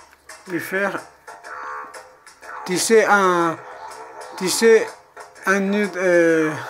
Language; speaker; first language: French; non-native, learner; Spanish